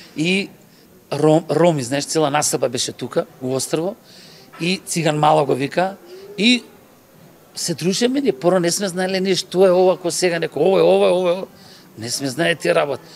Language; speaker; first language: Macedonian; early bilingual, other home language; Croatian